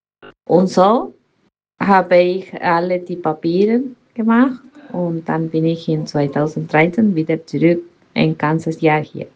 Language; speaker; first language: German; non-native, fluent; Spanish